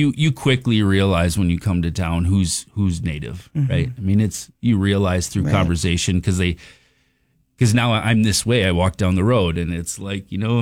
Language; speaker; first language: English; native; English